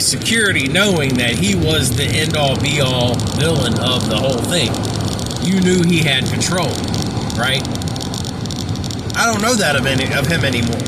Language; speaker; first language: English; native; English